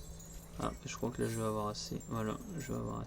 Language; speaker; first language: French; native; French